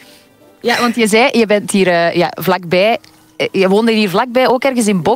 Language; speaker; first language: Dutch; native; Dutch